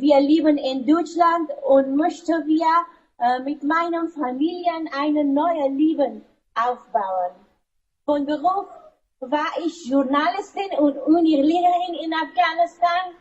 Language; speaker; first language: German; non-native, learner; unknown